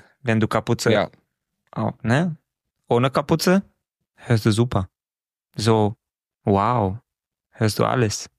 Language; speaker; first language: German; non-native, fluent; Romanian